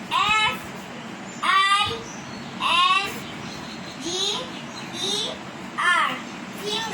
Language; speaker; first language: English; non-native, learner; Bangla